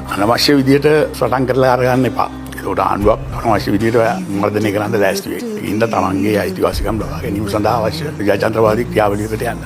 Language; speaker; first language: Sinhala; native; Sinhala